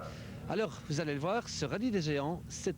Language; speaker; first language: French; native; French